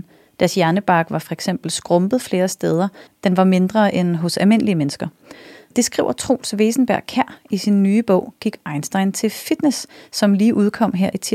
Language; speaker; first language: Danish; native; Danish